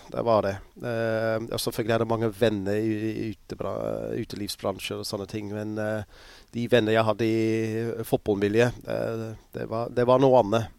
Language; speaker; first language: Norwegian; non-native, fluent; English